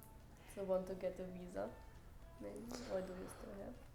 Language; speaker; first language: English; non-native, fluent; German